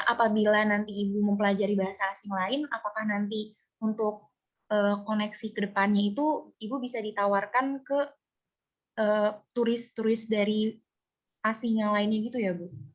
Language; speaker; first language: Indonesian; native; Indonesian